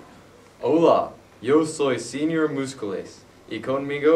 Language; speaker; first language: Spanish; non-native, learner; English